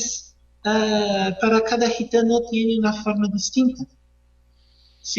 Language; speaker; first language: Spanish; non-native, learner; Portuguese